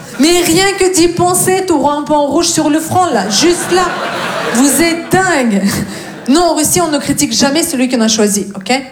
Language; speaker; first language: French; non-native, fluent; Russian